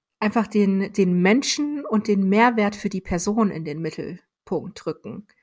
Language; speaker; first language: German; early bilingual, other home language; Persian